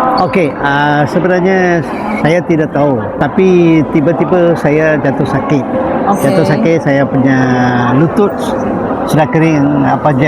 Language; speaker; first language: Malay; non-native, local second language; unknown